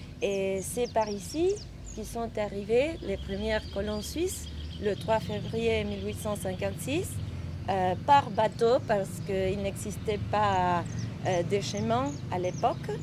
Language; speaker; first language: French; non-native, fluent; Spanish